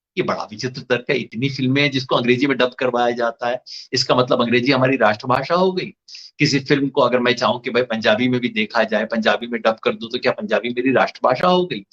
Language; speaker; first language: Hindi; native; Hindi